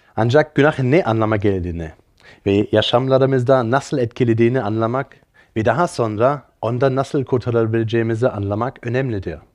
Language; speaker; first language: Turkish; non-native, fluent; German